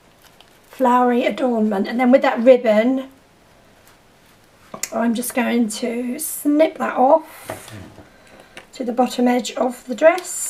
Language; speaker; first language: English; native; English